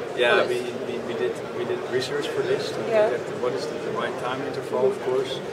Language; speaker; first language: English; non-native, fluent; Dutch